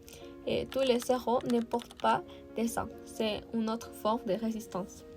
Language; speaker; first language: French; non-native, learner; Spanish